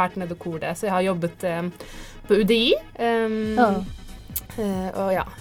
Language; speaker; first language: Norwegian; early bilingual, other home language; Tamil